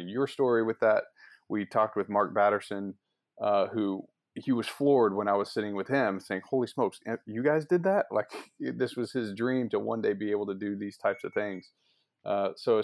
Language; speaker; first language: English; native; English